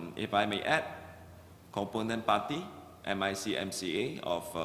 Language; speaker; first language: English; non-native, local second language; Malay